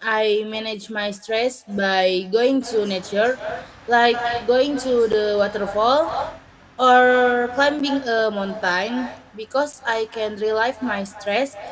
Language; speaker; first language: English; non-native, learner; Indonesian